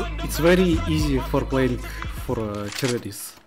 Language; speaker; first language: English; non-native, learner; Russian